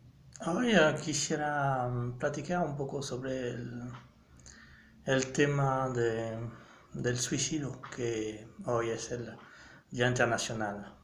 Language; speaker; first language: Spanish; non-native, fluent; French